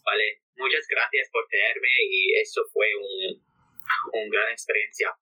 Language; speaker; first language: Spanish; non-native, learner; English